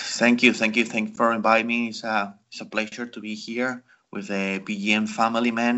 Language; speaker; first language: English; non-native, fluent; Spanish